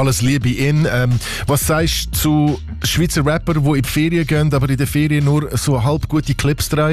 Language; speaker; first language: German; native; German